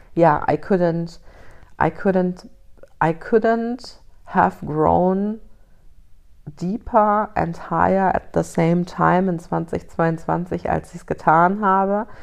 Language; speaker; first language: English; early bilingual, other home language; German